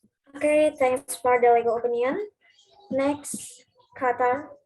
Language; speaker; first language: English; non-native, learner; Indonesian